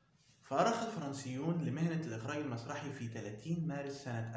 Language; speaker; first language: Arabic; native; Arabic